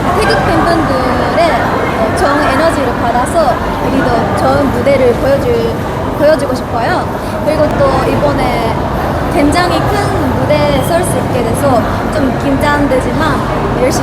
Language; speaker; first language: Korean; non-native, fluent; Japanese